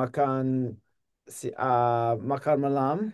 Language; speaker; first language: Indonesian; non-native, learner; English